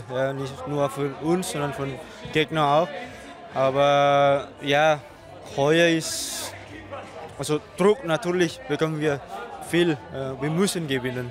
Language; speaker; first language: German; non-native, learner; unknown